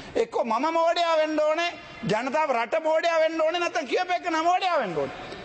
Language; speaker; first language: Sinhala; non-native, local second language; Tamil